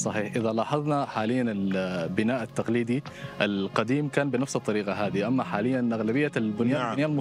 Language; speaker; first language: Arabic; native; Arabic